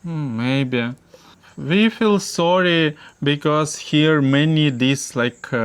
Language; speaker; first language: English; non-native, learner; Russian